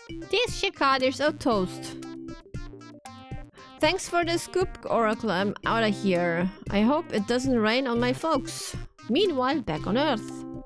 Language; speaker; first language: English; non-native, fluent; German